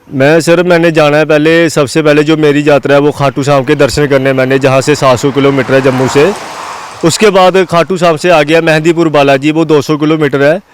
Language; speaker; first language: Hindi; non-native, local second language; Dogri